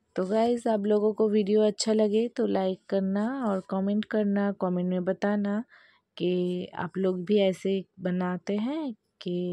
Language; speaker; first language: Hindi; non-native, local second language; Bangla